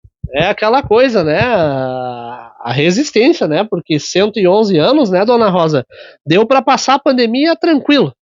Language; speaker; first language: Portuguese; native; Portuguese